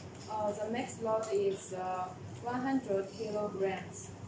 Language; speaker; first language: English; non-native, learner; Chinese